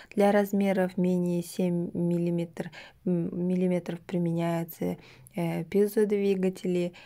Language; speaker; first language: Russian; non-native, local second language; Kazakh